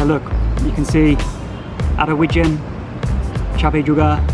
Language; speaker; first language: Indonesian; non-native, learner; English